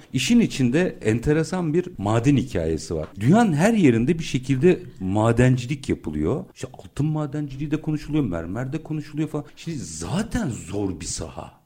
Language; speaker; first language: Turkish; native; Turkish